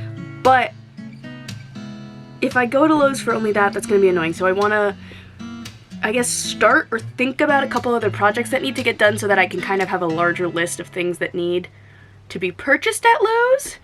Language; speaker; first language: English; native; English